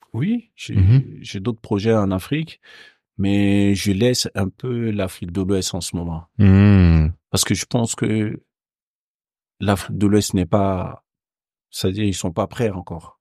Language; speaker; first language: French; non-native, local second language; Bambara